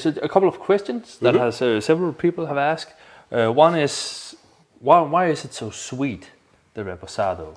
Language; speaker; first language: English; non-native, fluent; Danish